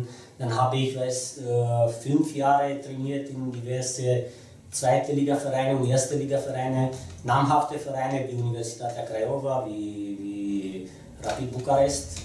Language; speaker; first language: German; non-native, fluent; Romanian